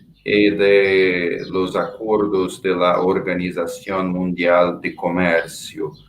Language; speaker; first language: Spanish; non-native, fluent; Portuguese